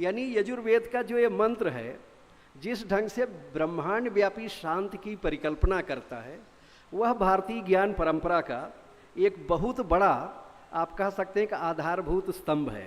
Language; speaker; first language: Hindi; native; Hindi